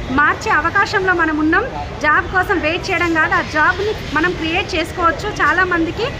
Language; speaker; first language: Telugu; native; Telugu